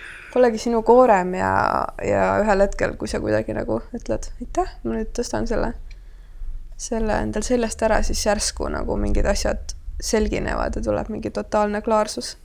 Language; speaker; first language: Estonian; native; Estonian